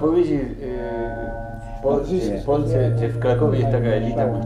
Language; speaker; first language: Polish; non-native, learner; German